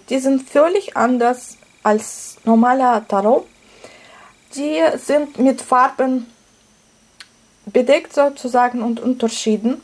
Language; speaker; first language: German; non-native, fluent; Russian